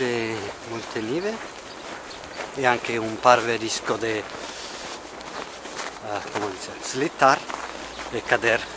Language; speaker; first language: Italian; non-native, learner; Russian